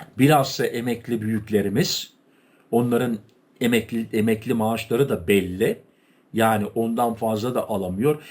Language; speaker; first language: Turkish; early bilingual, heritage; Turkish